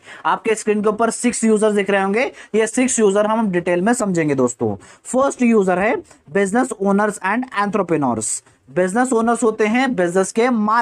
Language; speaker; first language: Hindi; native; Hindi